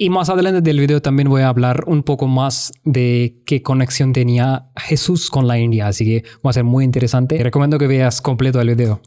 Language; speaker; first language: Spanish; non-native, fluent; Hindi